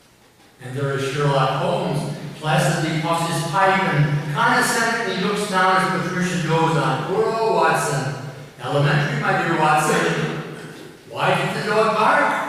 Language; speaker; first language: English; native; English